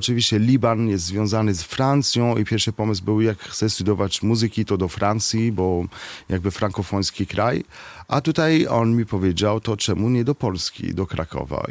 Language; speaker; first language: Polish; non-native, fluent; Arabic